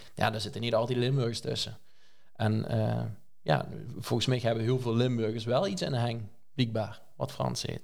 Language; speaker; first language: Dutch; native; Dutch